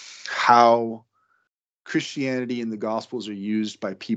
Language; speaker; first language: English; native; English